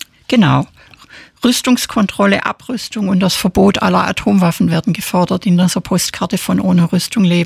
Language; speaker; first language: German; native; German